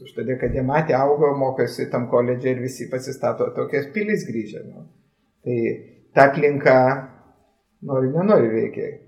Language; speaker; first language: Lithuanian; native; Lithuanian